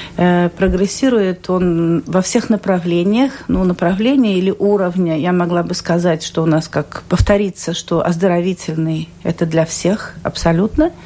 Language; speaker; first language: Russian; native; Russian